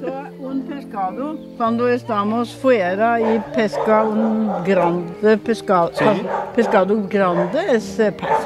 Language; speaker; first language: Spanish; non-native, learner; Norwegian